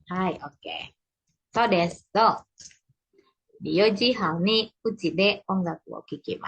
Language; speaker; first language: Japanese; non-native, fluent; Indonesian